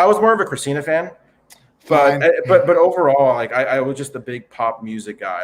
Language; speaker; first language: English; native; English